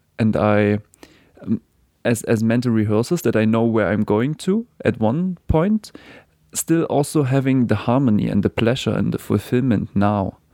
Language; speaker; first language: English; non-native, fluent; German